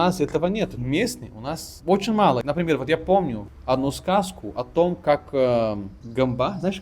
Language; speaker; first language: Russian; non-native, fluent; Portuguese